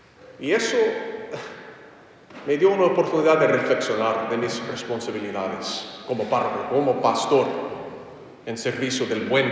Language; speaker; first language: Spanish; non-native, fluent; English